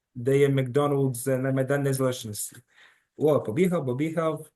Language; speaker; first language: Ukrainian; early bilingual, heritage; Ukrainian